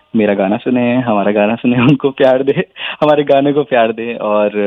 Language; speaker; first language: Hindi; native; Hindi